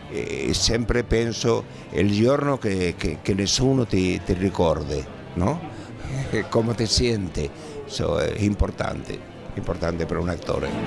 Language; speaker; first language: Italian; non-native, learner; Spanish